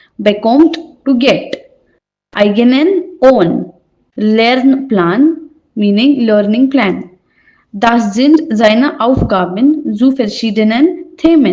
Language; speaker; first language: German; non-native, fluent; Hindi